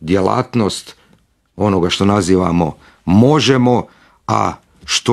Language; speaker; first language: Croatian; native; Croatian